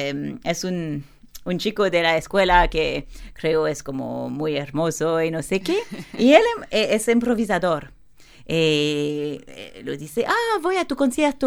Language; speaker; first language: Spanish; non-native, learner; French